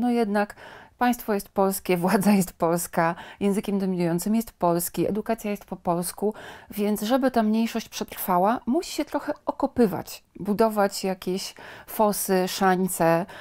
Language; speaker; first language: Polish; native; Polish